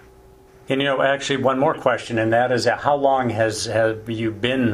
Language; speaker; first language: English; native; English